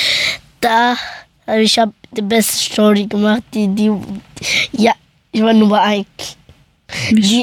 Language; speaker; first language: German; early bilingual, other home language; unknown